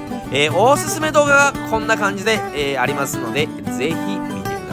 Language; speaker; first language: Japanese; native; Japanese